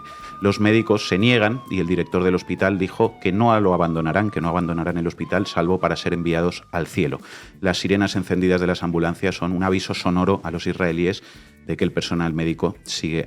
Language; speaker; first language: Spanish; native; Spanish